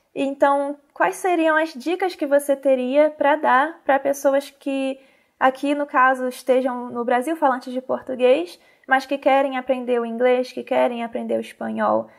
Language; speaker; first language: Portuguese; native; Portuguese